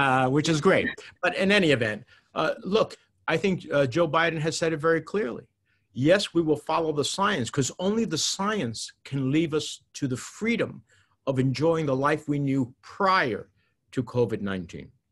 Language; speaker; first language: English; early bilingual, other home language; Spanish